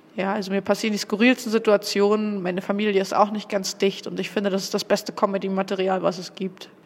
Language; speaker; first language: German; native; German